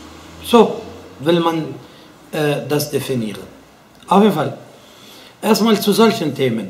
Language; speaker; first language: German; non-native, fluent; Arabic